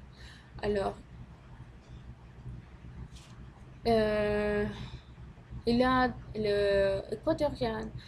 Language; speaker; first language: French; non-native, learner; Spanish